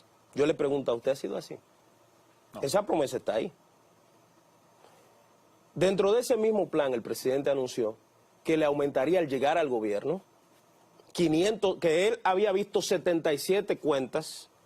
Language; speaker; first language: Spanish; native; Spanish